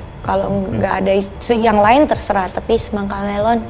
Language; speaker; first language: Indonesian; native; Indonesian